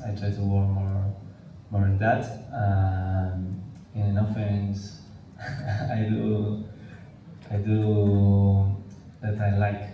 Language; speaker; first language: English; non-native, learner; Spanish